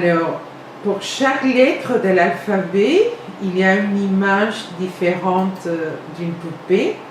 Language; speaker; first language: French; non-native, fluent; Spanish